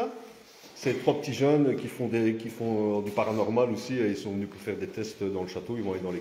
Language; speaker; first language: French; native; French